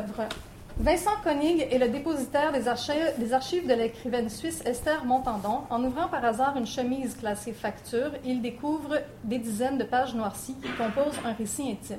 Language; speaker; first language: French; native; French